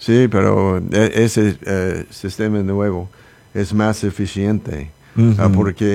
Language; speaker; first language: Spanish; non-native, learner; English